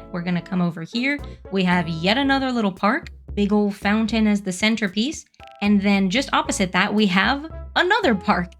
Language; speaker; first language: English; native; English